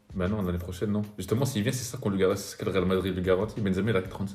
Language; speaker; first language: French; native; French